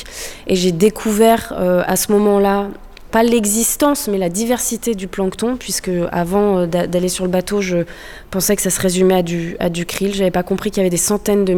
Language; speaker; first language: French; native; French